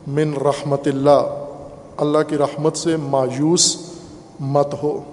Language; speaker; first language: Urdu; non-native, local second language; Punjabi